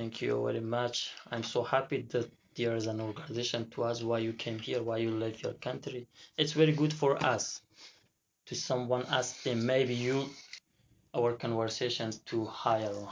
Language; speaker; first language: English; non-native, learner; Persian